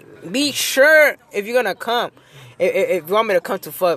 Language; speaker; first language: English; early bilingual, other home language; Spanish